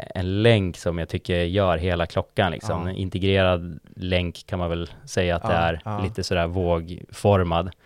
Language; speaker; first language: Swedish; native; Swedish